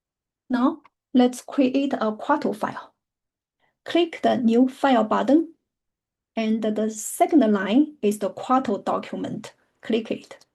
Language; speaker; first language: English; non-native, fluent; Chinese